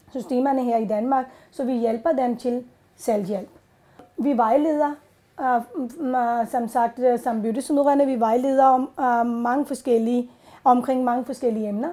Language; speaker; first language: Danish; non-native, learner; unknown